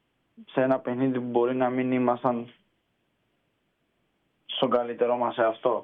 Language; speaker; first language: Greek; early bilingual, heritage; Greek